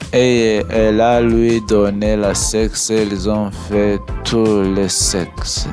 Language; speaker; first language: French; non-native, learner; English